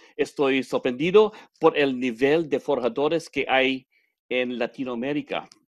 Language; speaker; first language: Spanish; non-native, learner; English